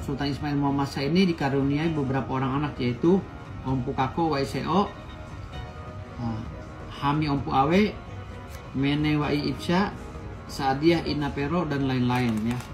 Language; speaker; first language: Indonesian; native; Indonesian